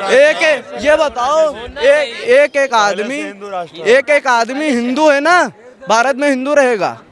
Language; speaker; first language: Hindi; native; Hindi